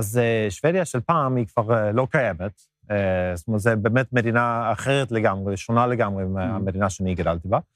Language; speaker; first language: Hebrew; non-native, fluent; Swedish